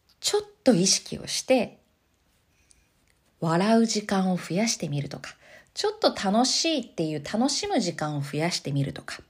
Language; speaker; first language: Japanese; native; Japanese